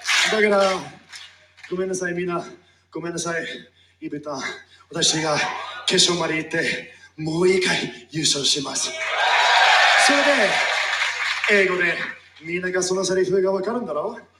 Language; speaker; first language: Japanese; non-native, fluent; English